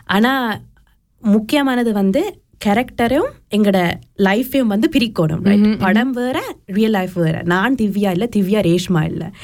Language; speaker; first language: Tamil; early bilingual, heritage; Tamil